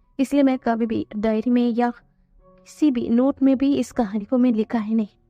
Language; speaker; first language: Hindi; non-native, fluent; Tamil